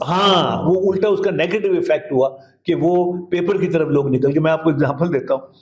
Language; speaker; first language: Urdu; native; Urdu